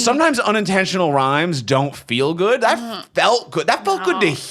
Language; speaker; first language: English; native; English